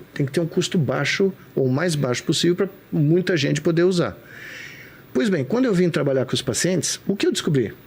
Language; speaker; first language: Portuguese; native; Portuguese